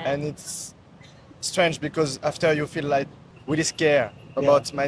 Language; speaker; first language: English; non-native, learner; French